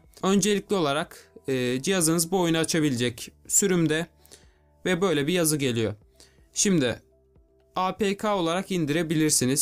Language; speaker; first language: Turkish; native; Turkish